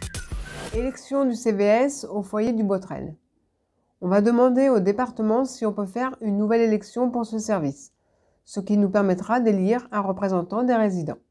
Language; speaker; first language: French; native; French